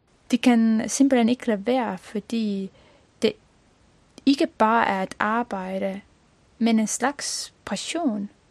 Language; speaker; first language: Danish; non-native, fluent; Estonian